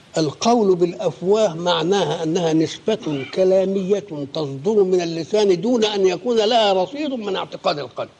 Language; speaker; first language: Egyptian Arabic; native; Egyptian Arabic